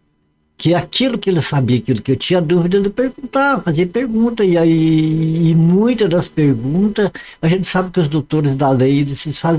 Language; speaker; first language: Portuguese; native; Portuguese